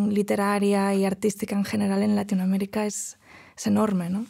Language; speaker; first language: Spanish; non-native, local second language; Galician